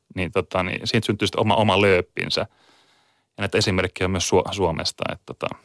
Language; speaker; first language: Finnish; native; Finnish